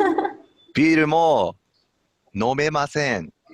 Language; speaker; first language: Japanese; non-native, fluent; English